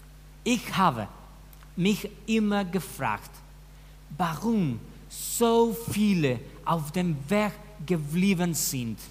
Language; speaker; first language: German; non-native, fluent; Spanish